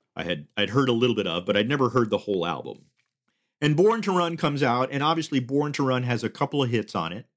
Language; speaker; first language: English; early bilingual, other home language; Spanish